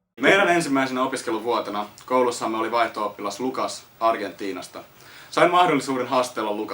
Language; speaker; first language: Finnish; native; Finnish